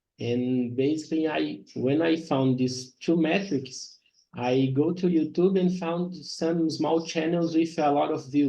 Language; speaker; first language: English; non-native, learner; Portuguese